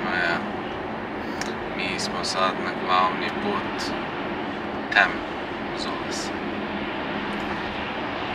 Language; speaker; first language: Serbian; non-native, learner; Turkish